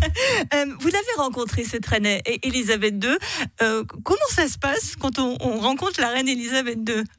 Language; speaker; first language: French; native; French